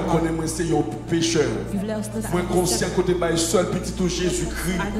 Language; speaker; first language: French; non-native, local second language; Haitian Creole